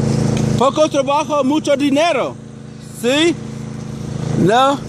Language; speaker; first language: Spanish; non-native, learner; English